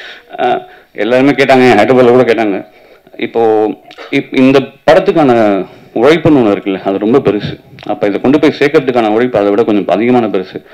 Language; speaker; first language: Tamil; native; Tamil